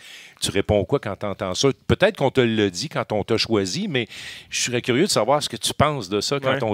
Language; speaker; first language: French; native; French